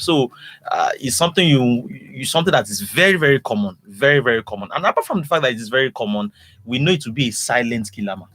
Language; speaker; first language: English; non-native, local second language; Yoruba